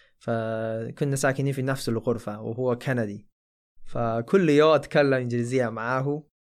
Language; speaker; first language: Arabic; non-native, fluent; Chinese